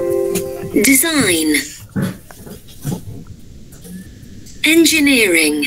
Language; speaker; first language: English; non-native, learner; Spanish